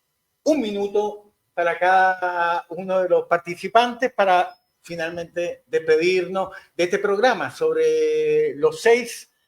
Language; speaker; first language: Spanish; native; Spanish